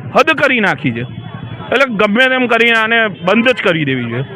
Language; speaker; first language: Gujarati; native; Gujarati